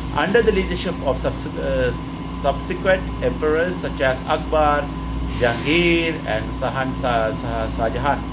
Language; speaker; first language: English; non-native, local second language; Sinhala